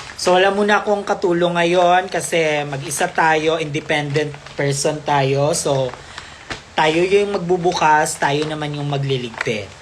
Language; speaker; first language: Filipino; non-native, local second language; Cebuano